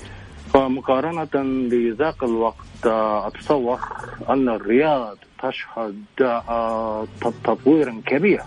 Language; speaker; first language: Arabic; non-native, fluent; Japanese